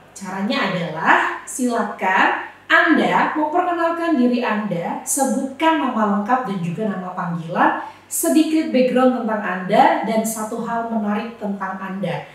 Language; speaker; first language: Indonesian; native; Indonesian